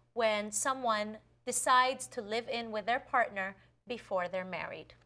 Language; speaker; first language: English; non-native, local second language; Filipino